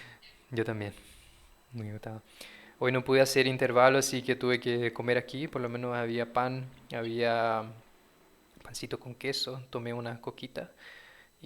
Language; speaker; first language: Spanish; early bilingual, heritage; Portuguese